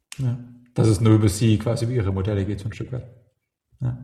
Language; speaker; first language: German; native; German